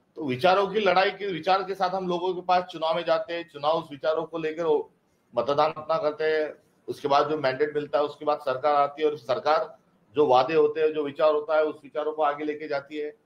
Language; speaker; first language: Hindi; non-native, local second language; Marathi